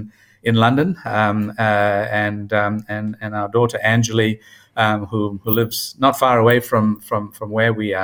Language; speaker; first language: English; non-native, local second language; Tamil